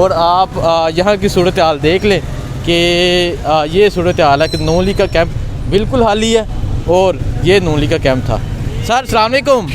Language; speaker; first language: Urdu; non-native, local second language; Punjabi